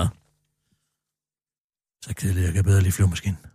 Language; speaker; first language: Danish; native; Danish